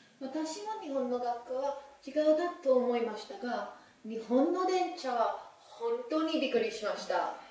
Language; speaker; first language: Japanese; non-native, learner; English